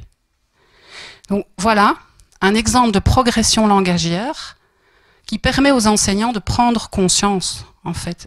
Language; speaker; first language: French; native; French